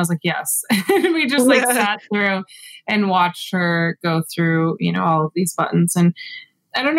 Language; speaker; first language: English; native; English